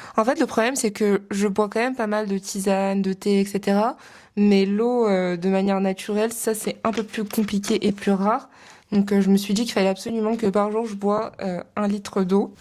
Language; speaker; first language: French; native; French